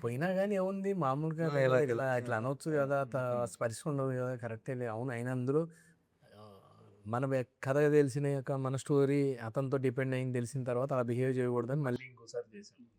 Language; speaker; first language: Telugu; native; Telugu